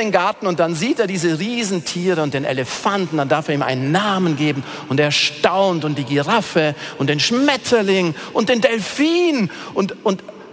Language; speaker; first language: German; native; German